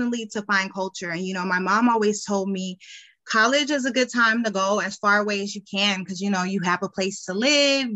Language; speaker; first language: English; native; English